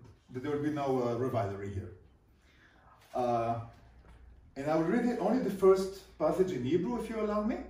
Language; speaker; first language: English; non-native, fluent; Hebrew